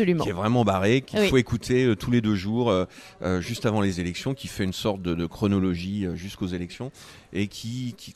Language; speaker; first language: French; native; French